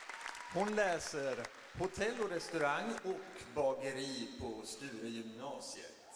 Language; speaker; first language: Swedish; native; Swedish